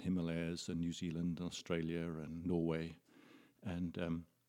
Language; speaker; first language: English; native; English